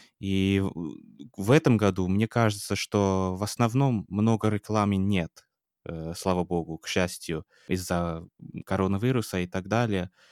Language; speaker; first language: Russian; non-native, fluent; English